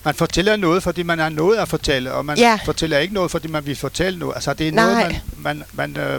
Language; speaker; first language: Danish; non-native, fluent; French